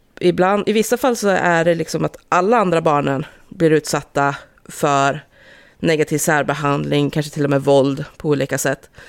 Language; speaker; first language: Swedish; native; Swedish